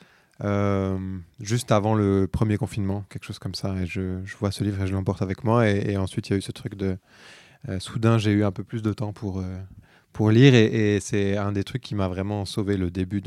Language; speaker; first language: French; native; French